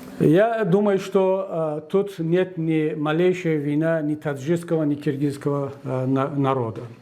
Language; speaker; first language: Russian; non-native, local second language; Tajik